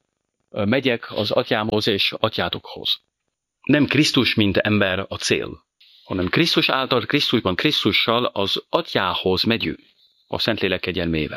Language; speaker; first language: Hungarian; non-native, fluent; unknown